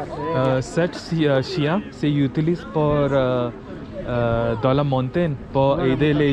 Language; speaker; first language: French; non-native, learner; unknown